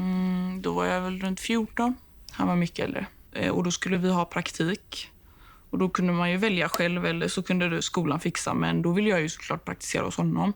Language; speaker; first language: Swedish; native; Swedish